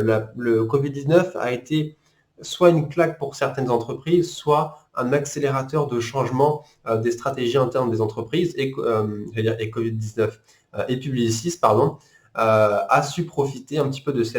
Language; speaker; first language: French; native; French